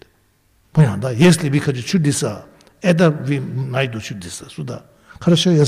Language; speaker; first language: Russian; non-native, learner; Tibetan